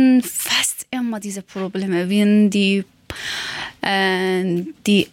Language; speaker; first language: German; non-native, learner; Persian